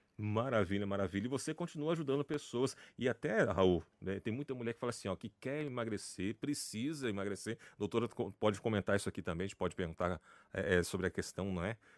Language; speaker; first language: Portuguese; native; Portuguese